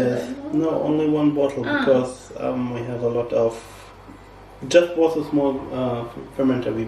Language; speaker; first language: English; non-native, learner; German